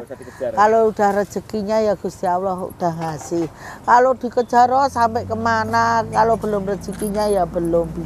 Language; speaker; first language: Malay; non-native, local second language; Javanese